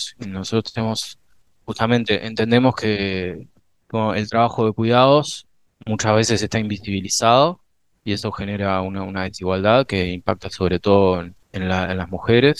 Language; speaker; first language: Spanish; native; Spanish